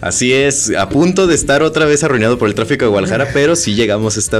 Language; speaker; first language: Spanish; native; Spanish